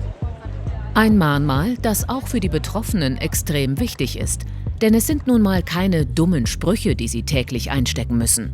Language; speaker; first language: German; native; German